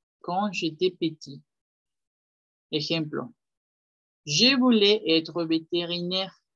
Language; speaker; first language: French; non-native, fluent; Spanish